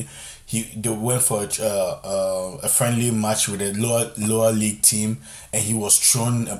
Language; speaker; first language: English; non-native, local second language; Akan